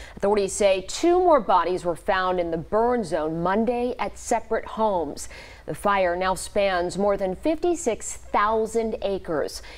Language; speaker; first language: English; native; English